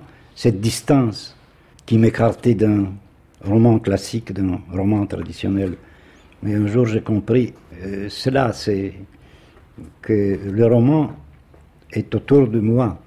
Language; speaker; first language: French; non-native, fluent; Polish